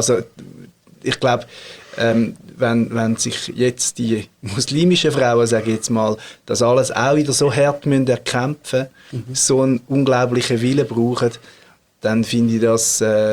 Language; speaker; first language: German; native; German